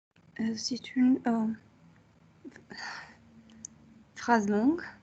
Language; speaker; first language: French; non-native, local second language; Arabic